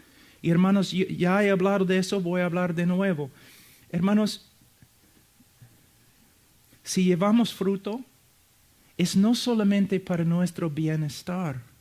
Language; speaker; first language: Spanish; non-native, fluent; English